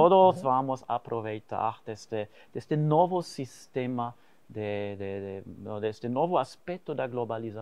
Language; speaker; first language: Portuguese; non-native, fluent; German